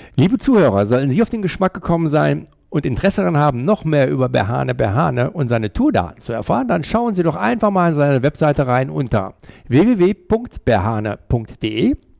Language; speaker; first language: German; native; German